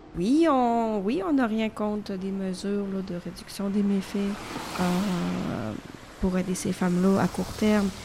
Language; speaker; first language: French; native; French